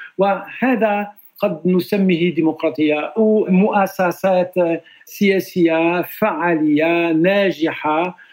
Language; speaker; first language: Arabic; non-native, fluent; French